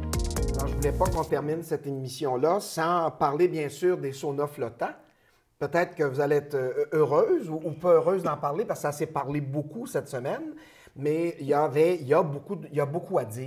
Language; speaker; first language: French; native; French